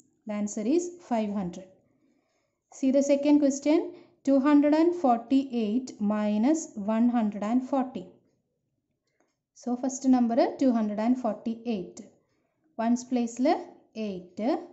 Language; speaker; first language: English; non-native, local second language; Malayalam